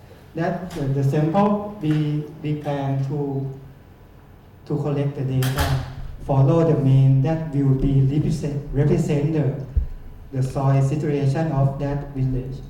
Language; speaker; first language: English; non-native, learner; Thai